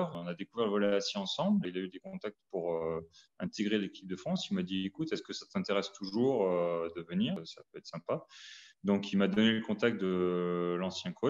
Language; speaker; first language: French; native; French